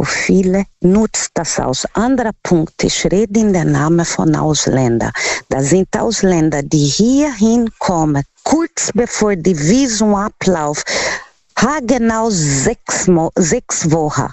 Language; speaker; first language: German; non-native, learner; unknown